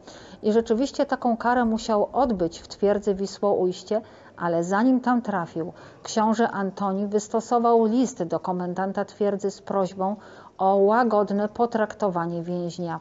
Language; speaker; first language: Polish; native; Polish